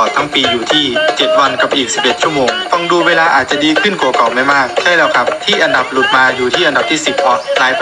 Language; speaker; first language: Thai; native; Thai